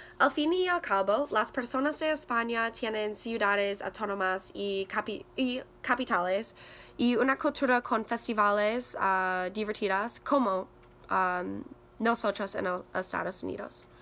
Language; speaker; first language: Spanish; non-native, learner; English